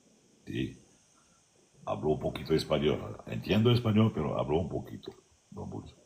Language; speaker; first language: Spanish; non-native, learner; Arabic